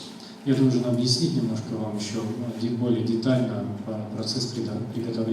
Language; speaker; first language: Russian; native; Russian